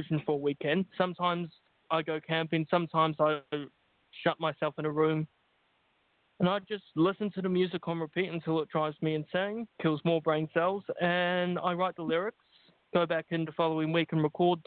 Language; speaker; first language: English; native; English